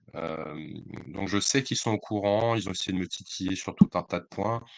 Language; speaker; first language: French; native; French